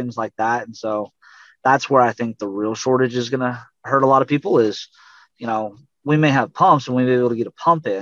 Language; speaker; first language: English; native; English